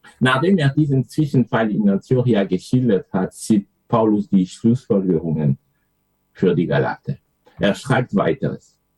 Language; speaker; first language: German; non-native, fluent; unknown